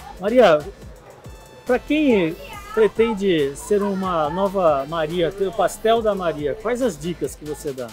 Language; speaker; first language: Portuguese; native; Portuguese